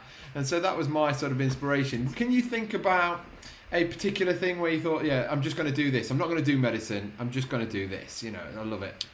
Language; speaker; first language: English; native; English